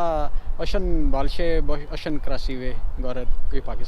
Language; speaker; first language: Russian; non-native, learner; Urdu